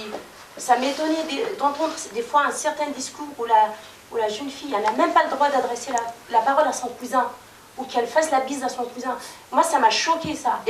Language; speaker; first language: French; non-native, local second language; Kabyle